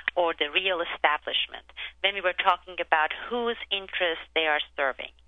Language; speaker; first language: English; non-native, fluent; Turkish